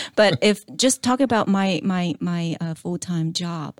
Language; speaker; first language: English; non-native, fluent; Chinese